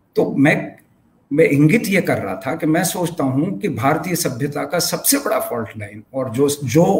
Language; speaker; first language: Hindi; native; Hindi